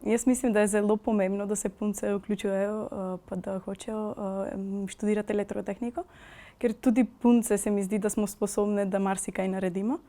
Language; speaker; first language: Slovenian; non-native, fluent; Macedonian